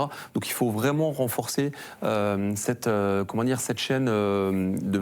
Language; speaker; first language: French; native; French